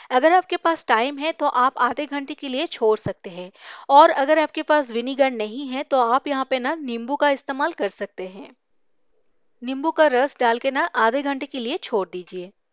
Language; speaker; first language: Hindi; native; Hindi